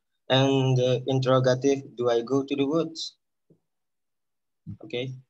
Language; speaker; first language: English; non-native, learner; Indonesian